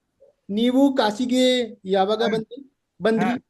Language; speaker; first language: Kannada; non-native, learner; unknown